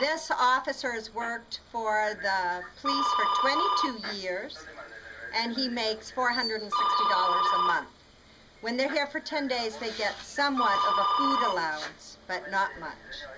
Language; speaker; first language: English; native; English